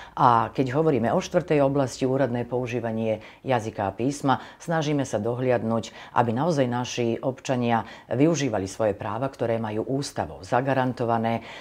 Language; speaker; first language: Slovak; native; Slovak